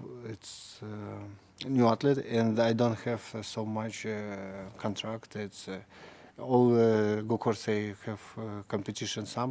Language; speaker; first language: English; non-native, learner; Russian